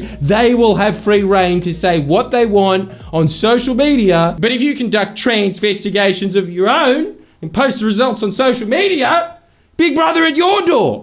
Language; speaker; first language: English; native; English